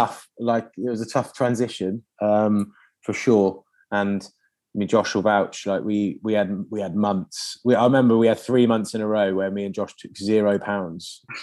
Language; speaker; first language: English; native; English